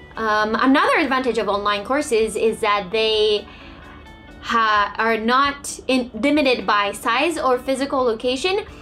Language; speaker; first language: English; non-native, fluent; Japanese